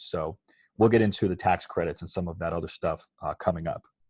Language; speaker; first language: English; native; English